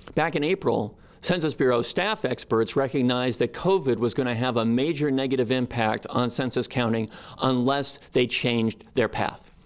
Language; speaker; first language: English; native; English